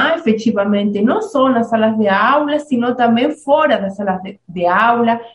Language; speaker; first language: Portuguese; non-native, fluent; Spanish